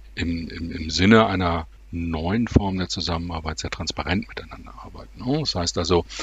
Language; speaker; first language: German; native; German